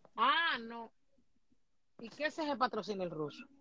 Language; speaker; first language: Spanish; native; Spanish